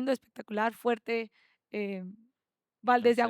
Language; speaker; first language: Spanish; native; Spanish